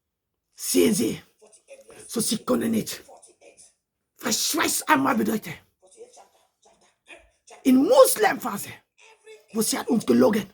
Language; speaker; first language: German; non-native, learner; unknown